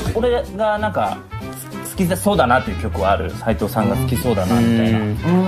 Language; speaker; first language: Japanese; native; Japanese